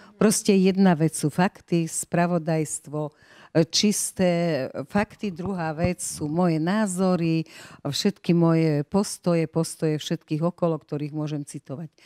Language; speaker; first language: Slovak; native; Slovak